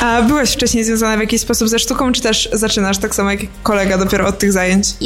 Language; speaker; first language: Polish; native; Polish